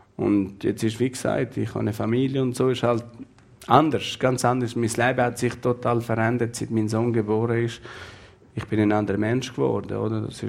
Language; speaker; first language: German; non-native, fluent; Albanian